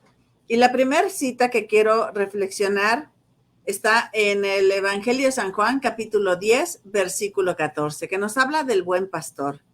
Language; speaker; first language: Spanish; native; Spanish